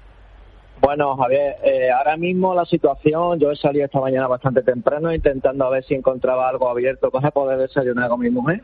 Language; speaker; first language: Spanish; native; Spanish